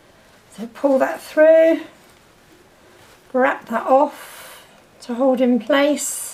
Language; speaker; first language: English; native; English